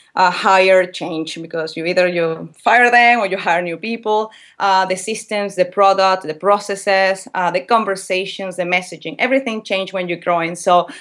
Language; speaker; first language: English; non-native, fluent; Spanish